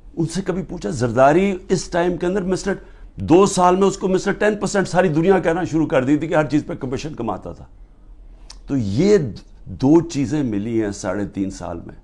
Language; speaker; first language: Urdu; native; Urdu